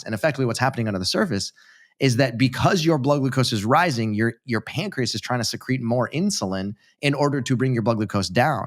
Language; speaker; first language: English; native; English